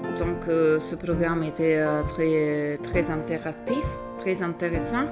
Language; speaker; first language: French; non-native, learner; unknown